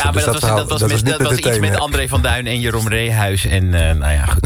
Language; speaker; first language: Dutch; native; Dutch